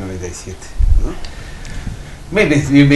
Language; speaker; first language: Spanish; native; Spanish